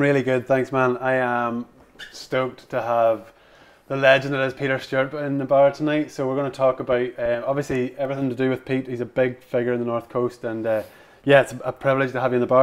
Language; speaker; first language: English; native; English